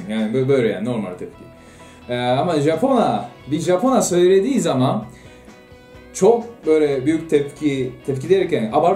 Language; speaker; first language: Turkish; non-native, fluent; Japanese